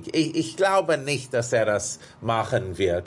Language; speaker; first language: German; non-native, fluent; English